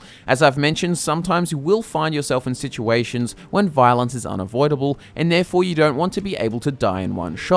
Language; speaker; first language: English; native; English